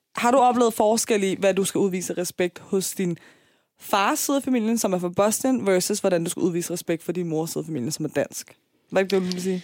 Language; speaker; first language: Danish; early bilingual, other home language; Persian